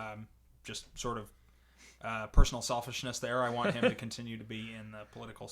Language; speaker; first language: English; native; English